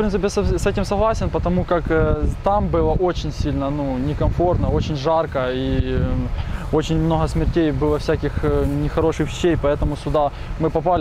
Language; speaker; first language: Russian; native; Russian